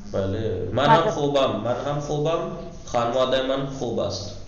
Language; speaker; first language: Persian; non-native, fluent; Urdu